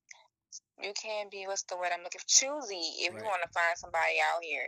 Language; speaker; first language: English; native; English